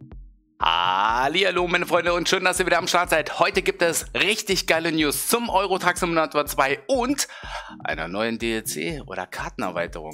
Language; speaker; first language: German; native; German